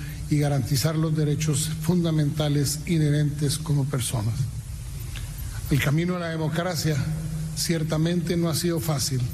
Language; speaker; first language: Spanish; native; Spanish